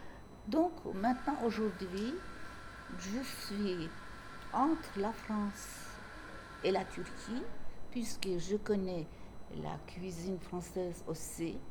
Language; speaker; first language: French; non-native, fluent; Turkish